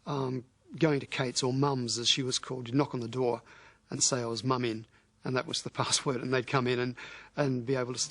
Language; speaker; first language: English; native; English